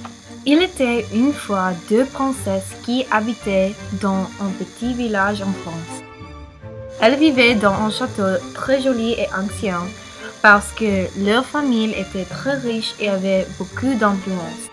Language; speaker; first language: French; non-native, learner; English